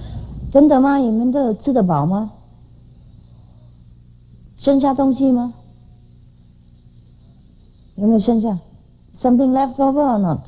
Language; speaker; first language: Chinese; non-native, fluent; Vietnamese